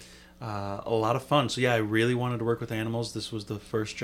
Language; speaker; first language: English; native; English